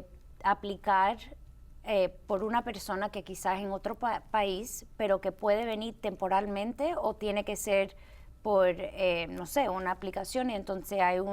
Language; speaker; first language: Spanish; early bilingual, heritage; Spanish